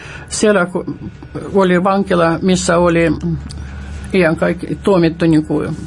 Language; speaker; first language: Finnish; non-native, fluent; Russian